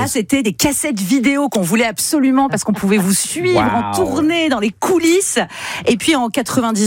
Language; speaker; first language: French; native; French